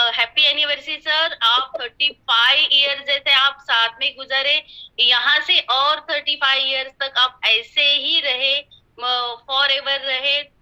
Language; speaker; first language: Hindi; non-native, local second language; Marathi